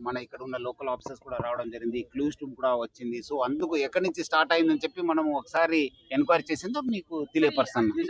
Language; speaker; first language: Telugu; non-native, fluent; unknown